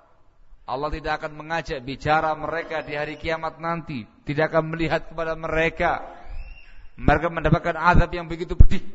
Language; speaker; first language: Indonesian; native; Indonesian